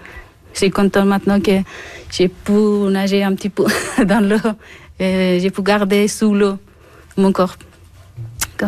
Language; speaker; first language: French; non-native, learner; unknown